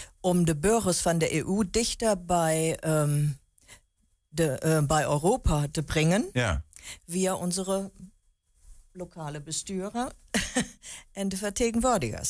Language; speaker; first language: Dutch; non-native, learner; German